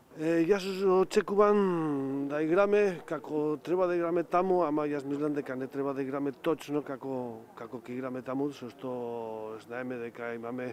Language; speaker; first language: Macedonian; non-native, learner; Spanish